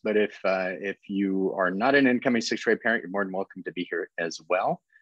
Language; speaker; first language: English; native; English